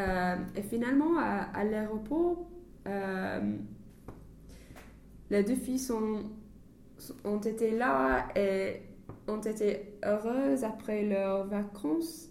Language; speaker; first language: French; non-native, fluent; English